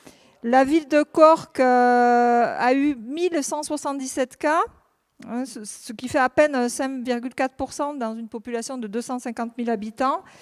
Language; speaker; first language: French; native; French